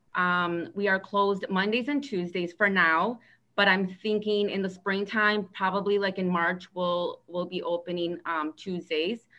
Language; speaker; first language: English; native; English